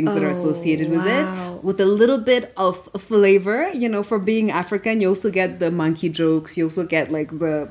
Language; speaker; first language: English; non-native, local second language; Kinyarwanda